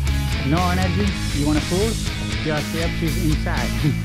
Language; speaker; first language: English; non-native, learner; Hindi